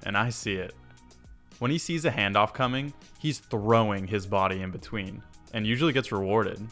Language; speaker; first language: English; native; English